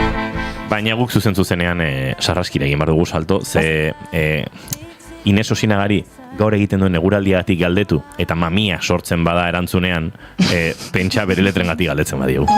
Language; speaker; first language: Basque; native; Basque